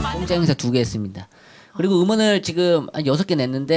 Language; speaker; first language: Korean; native; Korean